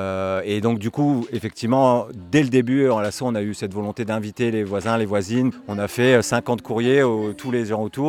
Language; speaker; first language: French; native; French